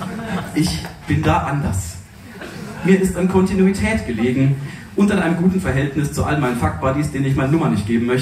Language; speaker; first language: German; native; German